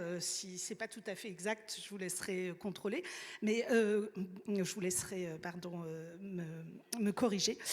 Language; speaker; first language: French; native; French